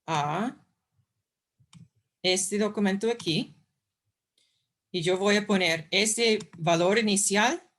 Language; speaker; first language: Spanish; non-native, fluent; English